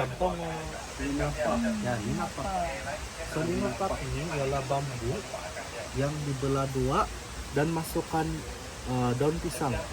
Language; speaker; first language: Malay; non-native, local second language; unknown